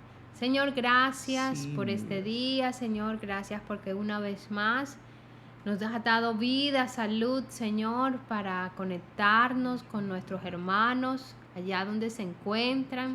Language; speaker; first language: Spanish; native; Spanish